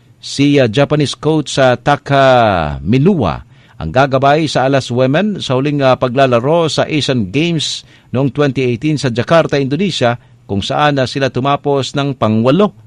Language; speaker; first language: Filipino; non-native, local second language; Cebuano